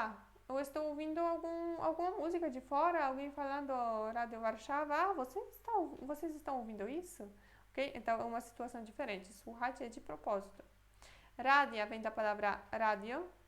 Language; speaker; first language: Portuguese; non-native, fluent; Polish